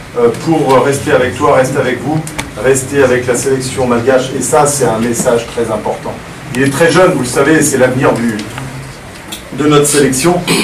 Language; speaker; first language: French; native; French